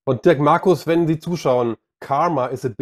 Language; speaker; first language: German; native; German